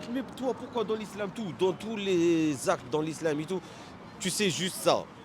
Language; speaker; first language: French; non-native, learner; Arabic